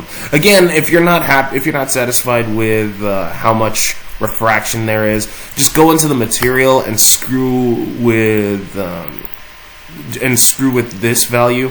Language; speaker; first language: English; native; English